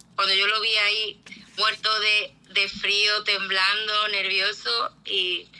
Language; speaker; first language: Spanish; native; Spanish